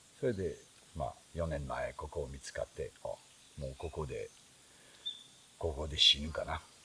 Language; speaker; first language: Japanese; non-native, fluent; French